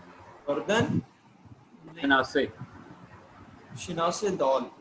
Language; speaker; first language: Persian; non-native, learner; Urdu